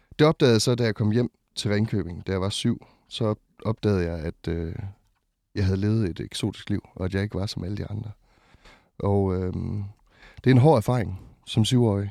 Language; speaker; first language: Danish; native; Danish